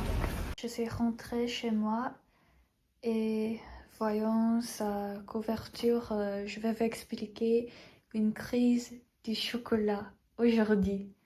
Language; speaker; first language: French; non-native, fluent; Korean